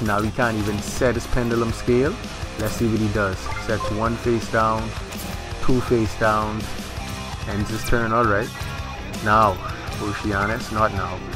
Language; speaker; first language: English; native; English